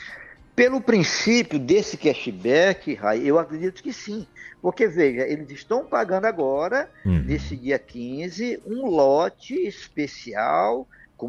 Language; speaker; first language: Portuguese; native; Portuguese